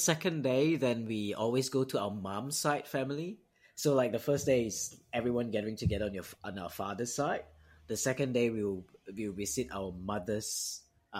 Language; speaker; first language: English; non-native, local second language; Cantonese